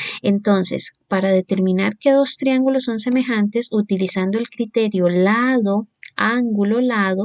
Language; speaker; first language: Spanish; native; Spanish